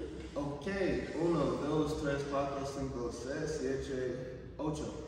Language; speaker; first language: Spanish; non-native, learner; English